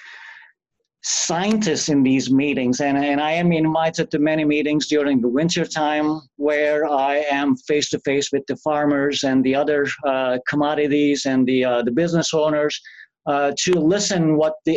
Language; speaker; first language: English; non-native, fluent; Turkish